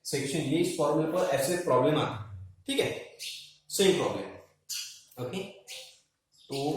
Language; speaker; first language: Hindi; non-native, local second language; Marathi